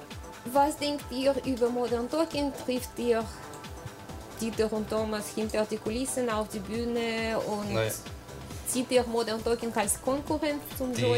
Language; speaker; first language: German; non-native, learner; Russian